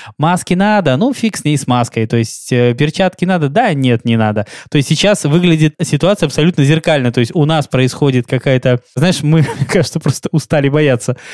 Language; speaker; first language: Russian; native; Russian